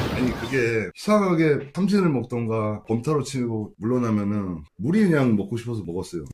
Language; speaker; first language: Korean; native; Korean